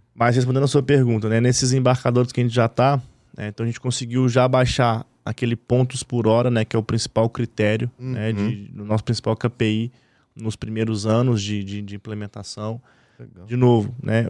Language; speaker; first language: Portuguese; native; Portuguese